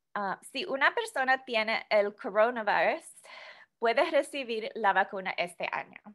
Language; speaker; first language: Spanish; non-native, fluent; English